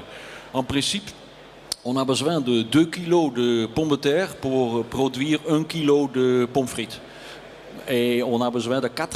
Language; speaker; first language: French; non-native, learner; Dutch